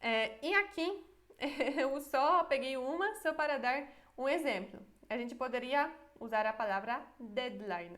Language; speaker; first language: Portuguese; non-native, fluent; Polish